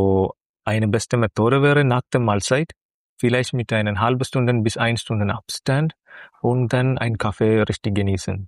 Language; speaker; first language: German; non-native, learner; Malayalam